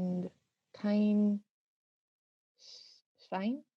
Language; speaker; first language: German; non-native, learner; English